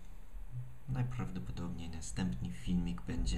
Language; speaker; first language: Polish; non-native, fluent; English